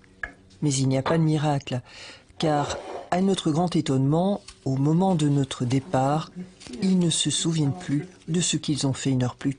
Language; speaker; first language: French; native; French